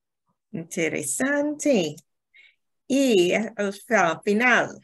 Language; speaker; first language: Spanish; non-native, learner; English